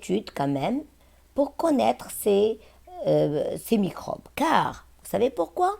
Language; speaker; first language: French; non-native, local second language; Arabic